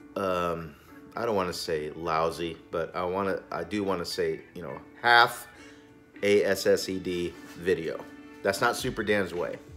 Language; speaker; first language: English; native; English